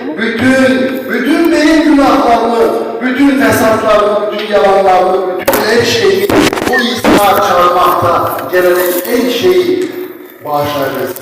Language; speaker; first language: Turkish; non-native, fluent; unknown